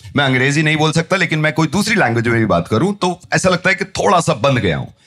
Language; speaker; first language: Hindi; native; Hindi